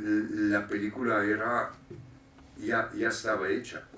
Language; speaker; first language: Spanish; non-native, fluent; French